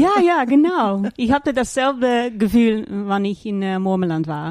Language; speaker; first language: German; non-native, learner; Dutch